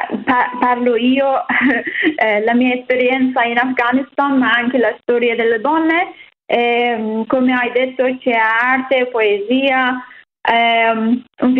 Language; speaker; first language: Italian; non-native, learner; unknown